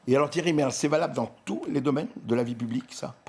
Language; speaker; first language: French; native; French